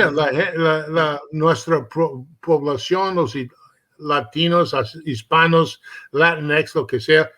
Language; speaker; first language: Spanish; early bilingual, heritage; Spanish